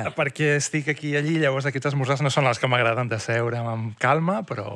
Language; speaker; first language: Catalan; native; Catalan